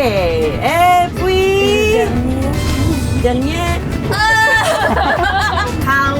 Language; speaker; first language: French; non-native, learner; Japanese